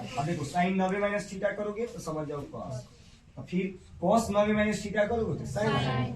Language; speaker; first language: Hindi; native; Hindi